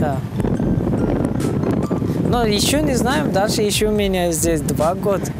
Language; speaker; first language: Russian; non-native, learner; Turkmen